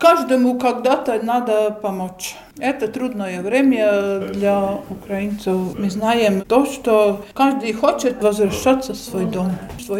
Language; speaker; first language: Russian; non-native, local second language; Latvian